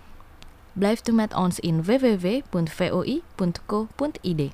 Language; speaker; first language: Dutch; non-native, fluent; Indonesian